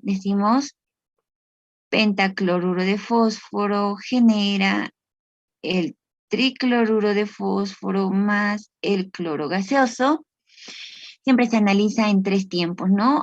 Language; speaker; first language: Spanish; native; Spanish